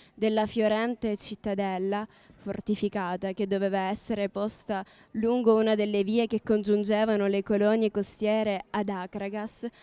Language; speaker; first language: Italian; native; Italian